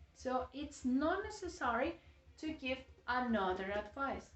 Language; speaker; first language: English; non-native, fluent; Spanish